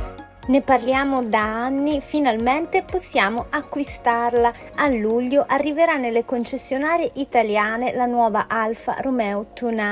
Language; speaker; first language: Italian; native; Italian